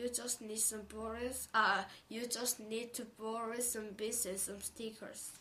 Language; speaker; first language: English; non-native, learner; Korean